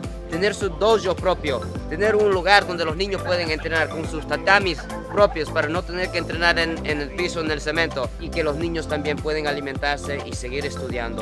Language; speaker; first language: Spanish; non-native, fluent; Japanese